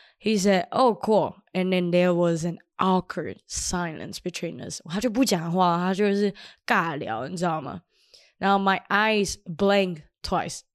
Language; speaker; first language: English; non-native, fluent; Chinese